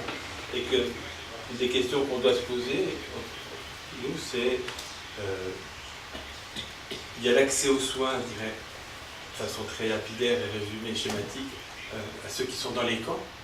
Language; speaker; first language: French; native; French